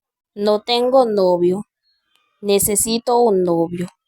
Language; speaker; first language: Spanish; non-native, learner; Haitian Creole